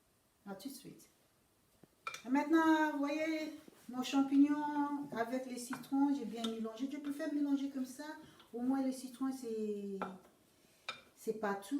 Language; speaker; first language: French; non-native, fluent; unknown